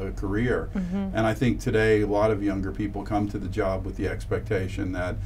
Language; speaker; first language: English; native; English